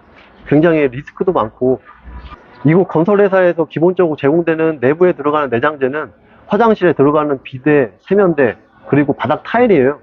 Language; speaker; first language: Korean; native; Korean